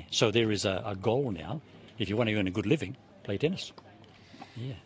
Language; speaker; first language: English; native; English